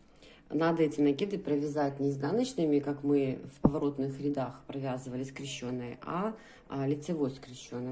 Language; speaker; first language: Russian; native; Russian